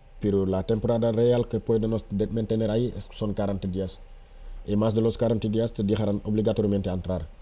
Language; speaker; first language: Spanish; non-native, fluent; Wolof